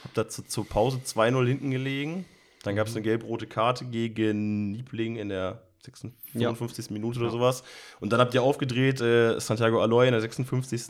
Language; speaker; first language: German; native; German